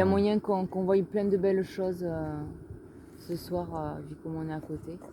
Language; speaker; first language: French; native; French